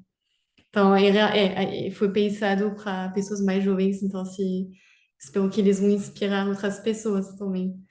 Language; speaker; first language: Portuguese; non-native, fluent; French